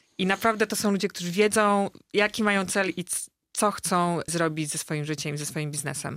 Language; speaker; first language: Polish; native; Polish